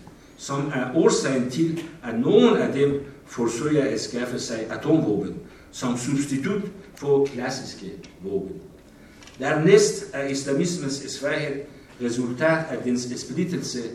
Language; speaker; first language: Danish; non-native, fluent; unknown